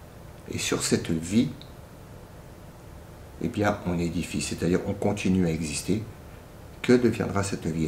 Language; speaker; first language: French; native; French